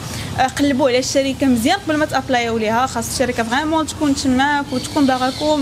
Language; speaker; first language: Arabic; native; Arabic